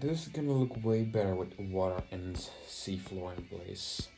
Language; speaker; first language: English; non-native, fluent; Dutch